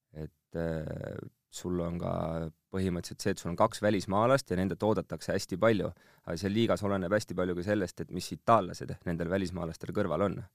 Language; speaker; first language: Estonian; native; Estonian